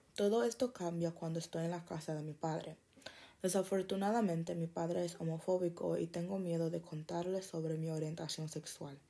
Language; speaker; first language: Spanish; early bilingual, heritage; Spanish